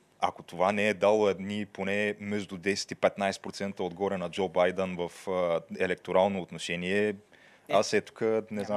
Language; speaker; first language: Bulgarian; native; Bulgarian